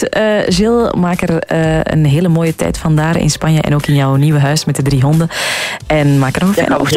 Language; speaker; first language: Dutch; native; Dutch